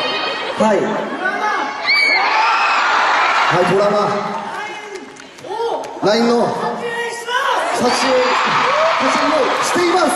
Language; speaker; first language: Japanese; non-native, learner; Korean